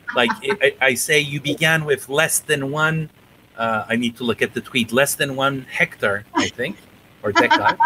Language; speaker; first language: English; non-native, fluent; Turkish